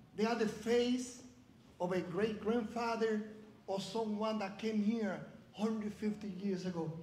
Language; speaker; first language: English; non-native, fluent; Spanish